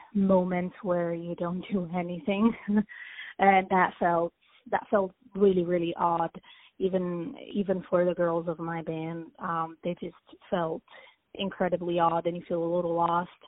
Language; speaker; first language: English; early bilingual, other home language; Italian